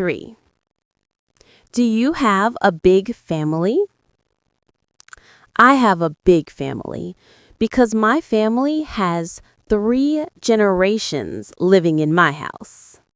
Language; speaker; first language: English; non-native, learner; Vietnamese